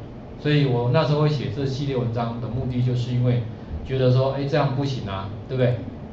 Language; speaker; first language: Chinese; native; Chinese